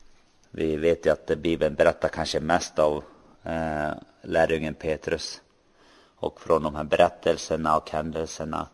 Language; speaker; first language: Swedish; non-native, local second language; Finnish